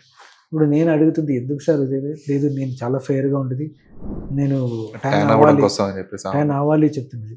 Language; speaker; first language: Telugu; non-native, learner; Malayalam